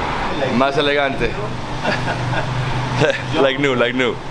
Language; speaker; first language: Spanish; non-native, learner; English